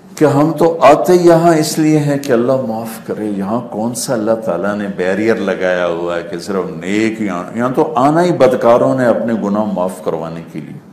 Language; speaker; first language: Urdu; non-native, local second language; Punjabi